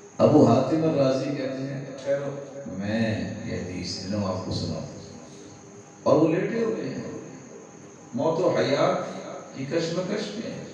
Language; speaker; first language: Urdu; non-native, local second language; Punjabi